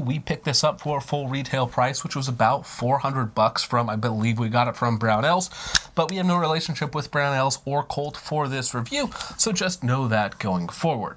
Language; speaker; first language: English; native; English